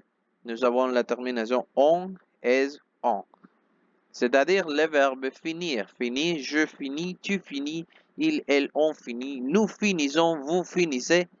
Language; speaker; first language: French; non-native, fluent; Spanish